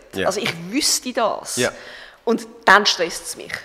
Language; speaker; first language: German; native; German